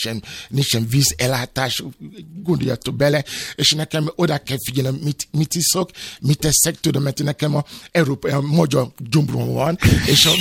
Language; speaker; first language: Hungarian; non-native, fluent; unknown